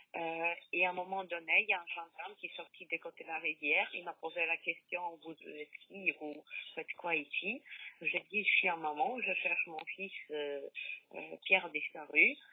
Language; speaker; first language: French; non-native, learner; Polish